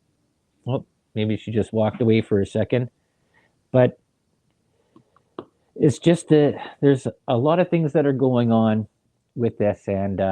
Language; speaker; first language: English; native; English